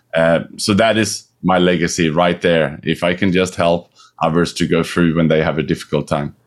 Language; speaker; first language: English; non-native, fluent; Swedish